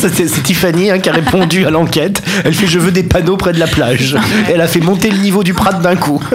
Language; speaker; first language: French; native; French